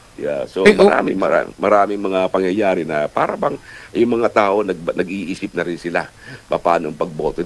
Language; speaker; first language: Filipino; native; Filipino